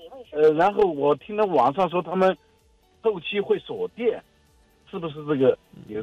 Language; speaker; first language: Chinese; native; Chinese